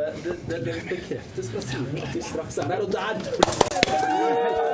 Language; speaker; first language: Norwegian; native; Norwegian